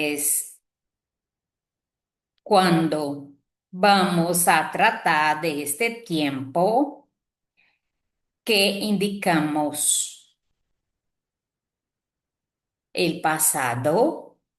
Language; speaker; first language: Spanish; non-native, fluent; Portuguese